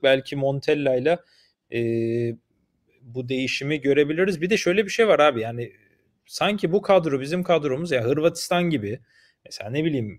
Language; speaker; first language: Turkish; native; Turkish